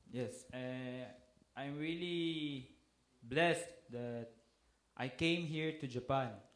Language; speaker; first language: English; non-native, local second language; Cebuano